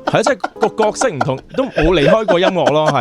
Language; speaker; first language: Cantonese; native; Cantonese